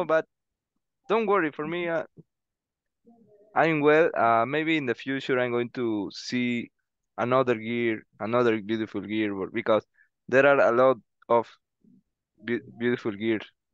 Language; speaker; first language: English; non-native, learner; Spanish